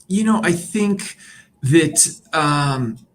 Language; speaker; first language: English; native; English